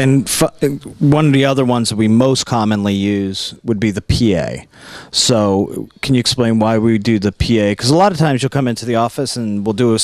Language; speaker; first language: English; native; English